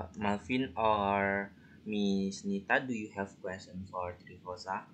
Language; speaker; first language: English; non-native, learner; Indonesian